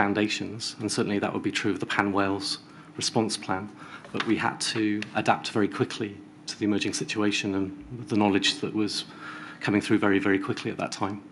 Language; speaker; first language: English; native; English